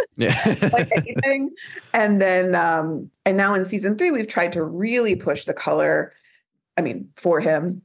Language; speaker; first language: English; native; English